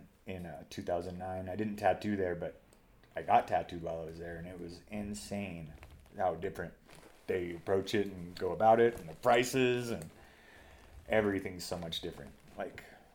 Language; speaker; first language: English; native; English